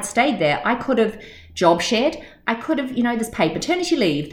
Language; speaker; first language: English; native; English